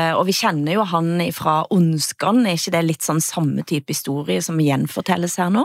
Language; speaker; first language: Norwegian; native; Norwegian